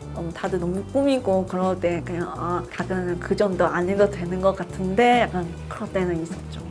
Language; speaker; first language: Korean; non-native, fluent; Chinese